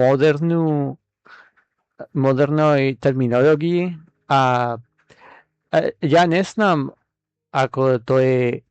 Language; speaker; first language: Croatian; non-native, learner; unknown